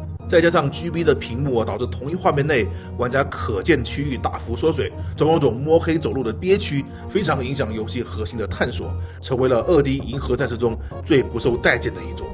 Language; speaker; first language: Chinese; native; Chinese